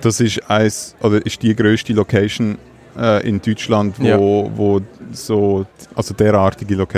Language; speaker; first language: German; native; German